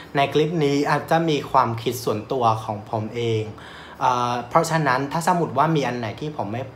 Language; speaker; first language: Thai; non-native, fluent; Vietnamese